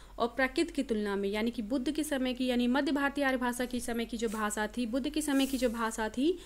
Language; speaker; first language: Hindi; native; Hindi